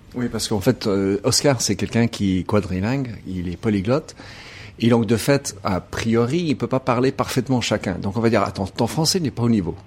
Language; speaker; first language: French; non-native, fluent; English